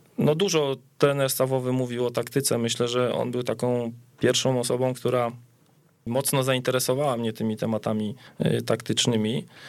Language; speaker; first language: Polish; native; Polish